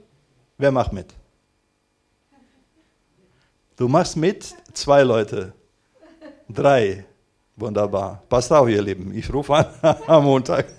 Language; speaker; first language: German; non-native, fluent; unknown